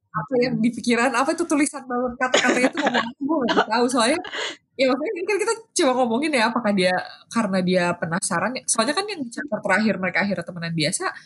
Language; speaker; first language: Indonesian; native; Indonesian